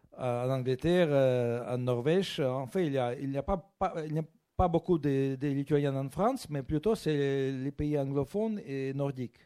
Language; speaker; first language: French; non-native, fluent; Russian